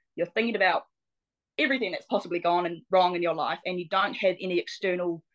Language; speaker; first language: English; native; English